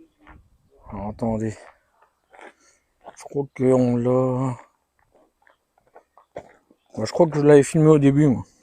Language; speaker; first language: French; native; French